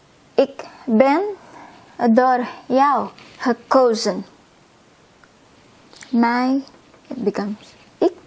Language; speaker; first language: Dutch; non-native, fluent; Indonesian